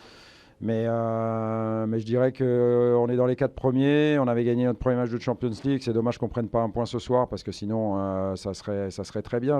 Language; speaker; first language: French; native; French